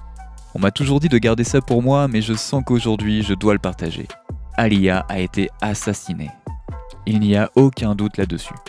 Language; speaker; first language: French; native; French